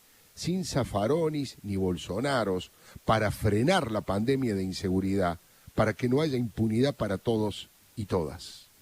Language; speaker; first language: Spanish; native; Spanish